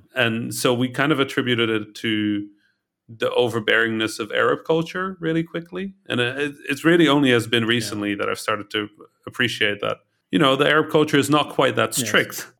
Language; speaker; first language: English; early bilingual, heritage; Dutch